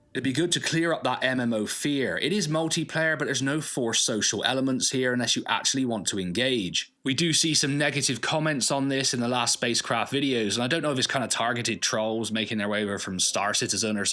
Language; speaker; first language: English; native; English